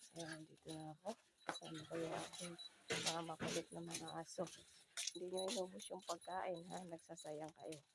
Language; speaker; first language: Filipino; non-native, local second language; Cebuano